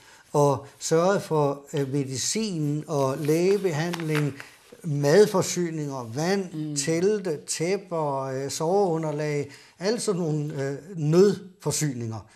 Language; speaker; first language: Danish; native; Danish